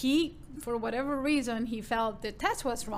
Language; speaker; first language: English; non-native, fluent; Spanish